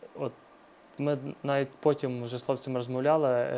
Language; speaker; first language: Ukrainian; native; Ukrainian